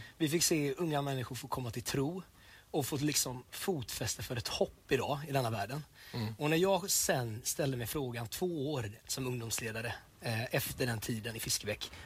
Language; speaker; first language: Swedish; native; Swedish